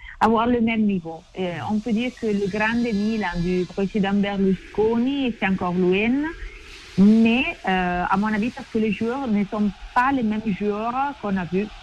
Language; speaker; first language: French; non-native, fluent; Italian